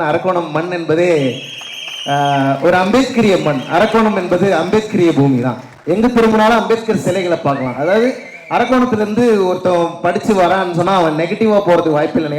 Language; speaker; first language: Tamil; native; Tamil